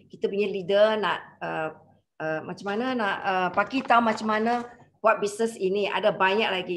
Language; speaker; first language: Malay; non-native, local second language; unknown